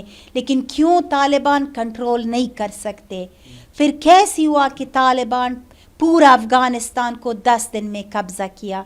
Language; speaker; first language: Hindi; non-native, learner; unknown